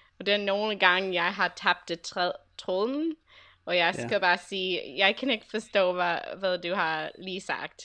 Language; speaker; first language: Danish; non-native, learner; English